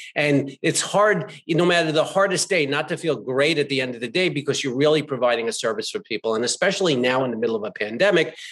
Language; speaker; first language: English; native; English